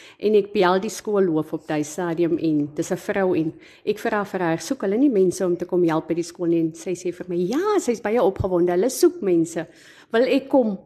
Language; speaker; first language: Afrikaans; native; Afrikaans